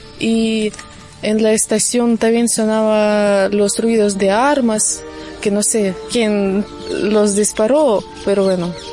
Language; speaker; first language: Spanish; non-native, fluent; Russian